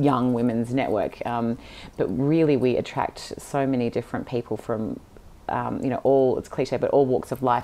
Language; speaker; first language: English; native; English